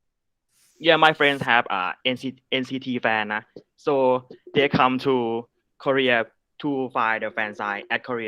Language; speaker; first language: English; non-native, learner; Thai